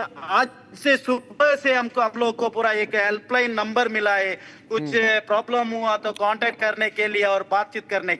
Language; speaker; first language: Hindi; non-native, local second language; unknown